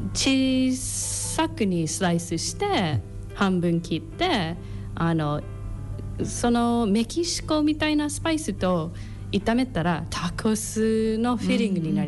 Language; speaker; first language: Japanese; non-native, learner; English